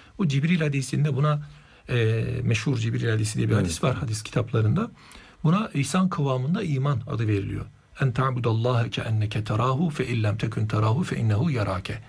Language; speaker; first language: Turkish; native; Turkish